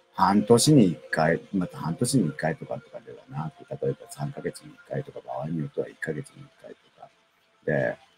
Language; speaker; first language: Japanese; native; Japanese